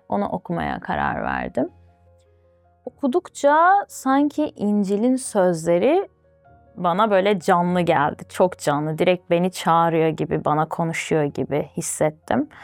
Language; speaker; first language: Turkish; early bilingual, other home language; Azerbaijani